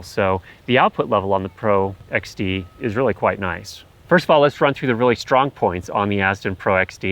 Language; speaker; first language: English; native; English